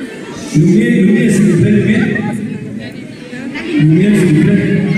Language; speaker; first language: French; non-native, learner; Spanish